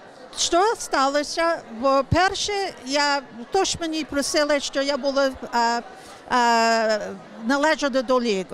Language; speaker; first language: Ukrainian; early bilingual, heritage; English